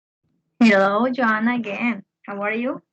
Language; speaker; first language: English; non-native, fluent; Spanish